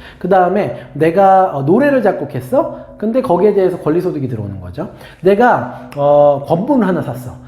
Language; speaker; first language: Korean; native; Korean